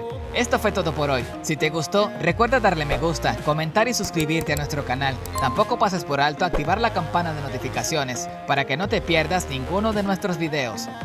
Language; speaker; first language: Spanish; native; Spanish